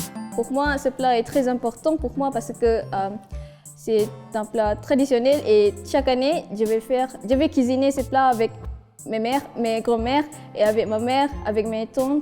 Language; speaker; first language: French; non-native, learner; Malay